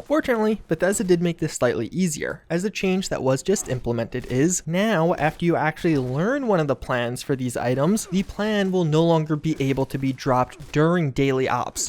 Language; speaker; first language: English; native; English